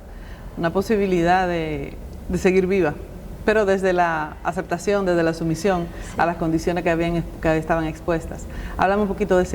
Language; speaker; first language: Spanish; native; Spanish